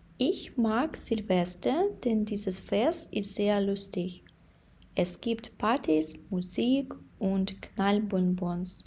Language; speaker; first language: German; non-native, fluent; Ukrainian